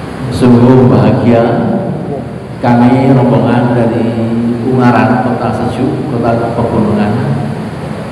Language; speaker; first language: Indonesian; non-native, local second language; Javanese